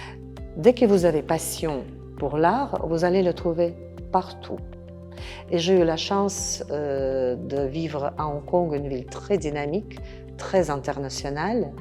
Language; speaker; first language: French; non-native, fluent; Russian